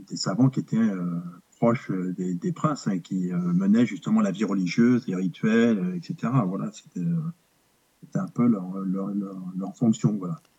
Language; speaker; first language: French; native; French